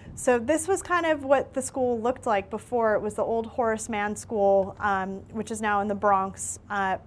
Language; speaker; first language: English; native; English